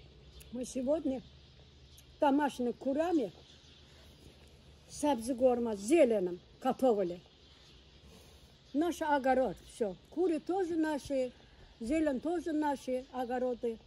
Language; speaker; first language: Russian; non-native, learner; Azerbaijani